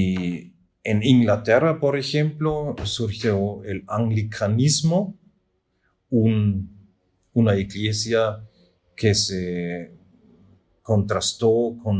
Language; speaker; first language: Spanish; non-native, fluent; German